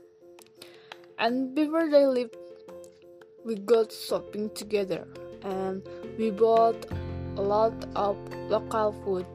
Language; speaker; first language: English; non-native, learner; Indonesian